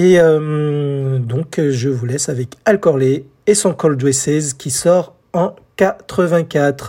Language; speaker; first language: French; native; French